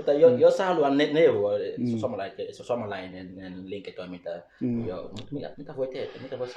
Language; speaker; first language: Finnish; non-native, learner; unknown